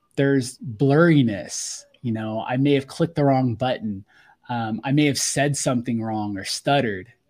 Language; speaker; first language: English; native; English